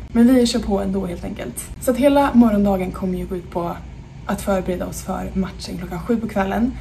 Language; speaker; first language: Swedish; native; Swedish